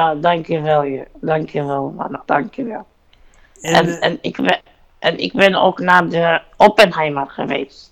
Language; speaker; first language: Dutch; non-native, learner; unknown